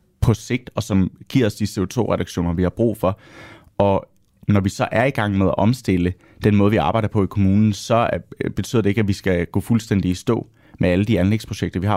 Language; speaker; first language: Danish; native; Danish